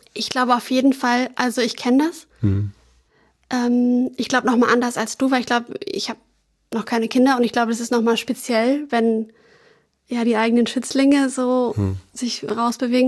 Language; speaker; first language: German; native; German